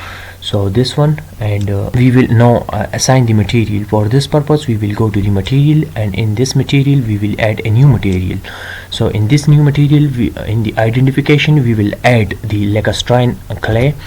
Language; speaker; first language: English; non-native, local second language; Urdu